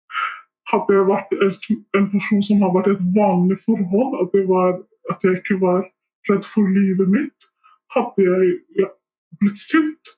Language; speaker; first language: Norwegian; non-native, fluent; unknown